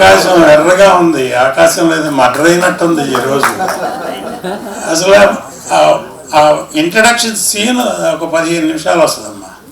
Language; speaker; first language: Telugu; native; Telugu